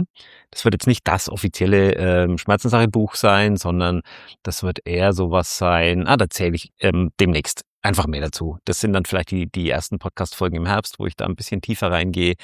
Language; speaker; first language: German; native; German